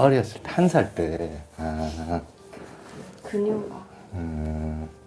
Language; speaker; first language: Korean; native; Korean